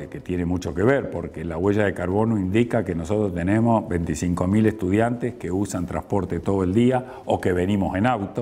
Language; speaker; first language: Spanish; native; Spanish